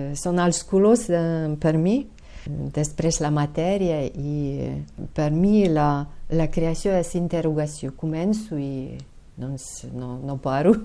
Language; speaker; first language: Catalan; non-native, fluent; Ukrainian